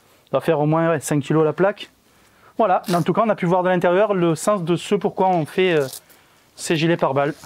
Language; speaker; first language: French; native; French